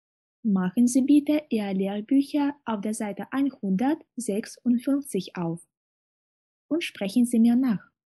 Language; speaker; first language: German; non-native, fluent; Russian